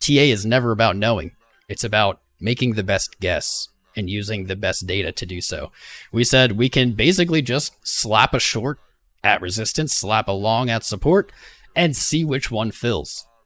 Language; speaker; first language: English; native; English